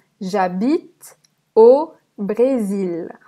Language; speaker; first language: French; non-native, learner; Portuguese